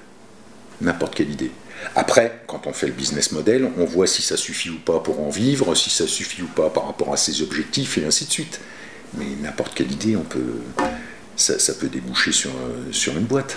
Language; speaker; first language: French; native; French